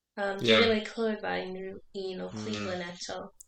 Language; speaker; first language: Welsh; non-native, learner; English